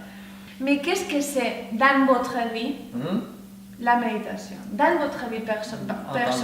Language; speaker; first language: French; non-native, learner; Spanish